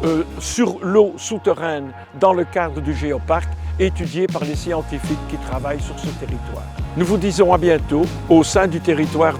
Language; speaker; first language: French; native; French